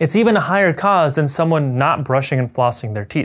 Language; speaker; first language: English; native; English